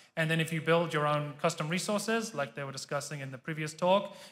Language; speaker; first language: English; native; English